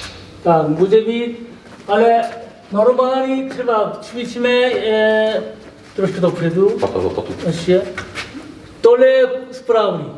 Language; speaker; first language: Czech; non-native, learner; Korean